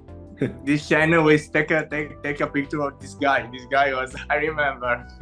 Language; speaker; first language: English; non-native, learner; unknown